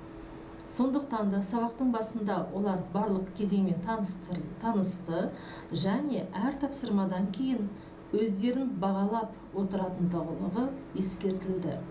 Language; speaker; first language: Kazakh; native; Kazakh